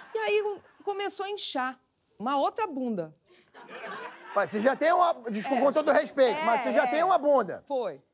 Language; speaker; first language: Portuguese; native; Portuguese